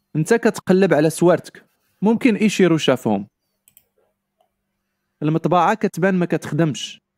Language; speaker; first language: Arabic; non-native, learner; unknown